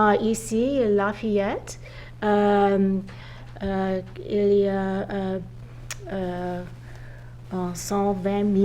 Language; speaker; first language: French; non-native, learner; English